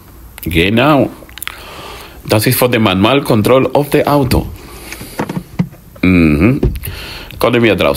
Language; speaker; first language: German; non-native, learner; Spanish